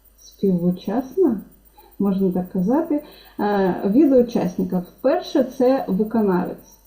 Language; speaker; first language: Ukrainian; non-native, local second language; Russian